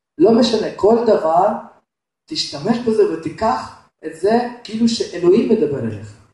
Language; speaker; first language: Hebrew; non-native, fluent; Russian